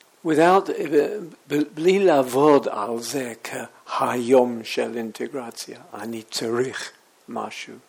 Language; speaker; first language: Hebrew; non-native, fluent; English